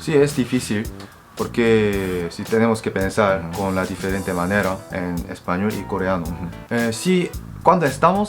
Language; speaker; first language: Spanish; non-native, fluent; Korean